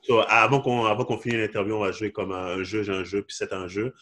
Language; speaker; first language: French; native; French